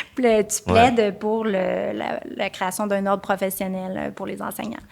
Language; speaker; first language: French; native; French